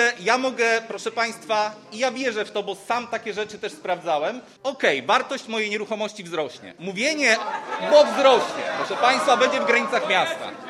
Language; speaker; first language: Polish; native; Polish